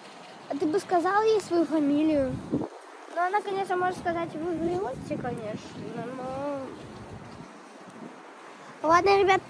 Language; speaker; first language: Russian; early bilingual, heritage; Russian